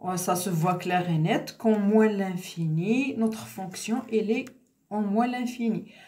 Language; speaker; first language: French; non-native, local second language; Arabic